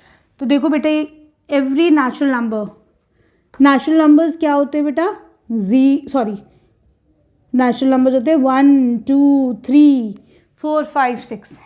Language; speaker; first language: Hindi; native; Hindi